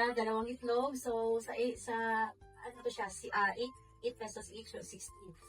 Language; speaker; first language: Filipino; non-native, local second language; Cebuano